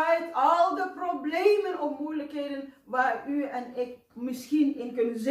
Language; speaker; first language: Dutch; non-native, fluent; Indonesian